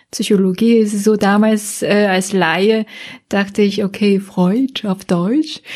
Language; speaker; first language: German; non-native, fluent; Korean